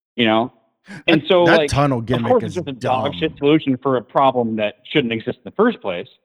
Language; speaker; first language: English; native; English